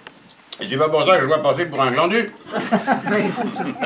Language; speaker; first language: French; native; French